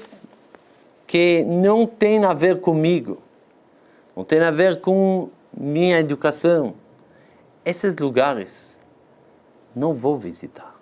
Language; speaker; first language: Portuguese; non-native, fluent; Hebrew